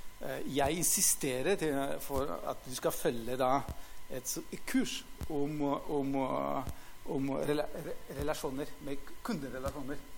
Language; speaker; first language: Norwegian; non-native, fluent; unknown